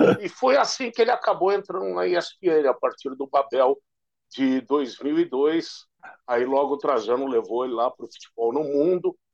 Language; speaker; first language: Portuguese; native; Portuguese